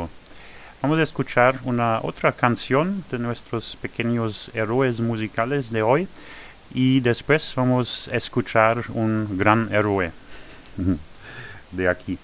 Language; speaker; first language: Spanish; non-native, fluent; French